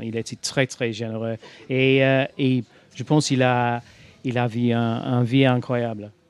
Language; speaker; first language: French; non-native, fluent; English